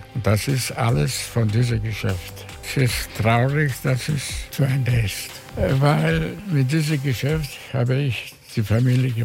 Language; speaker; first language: German; non-native, learner; Greek